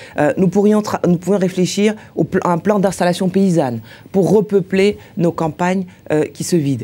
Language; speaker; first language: French; native; French